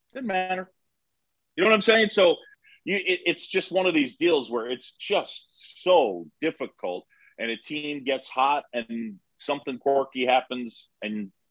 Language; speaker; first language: English; native; English